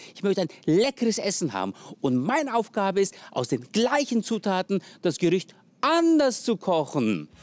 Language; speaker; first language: German; native; German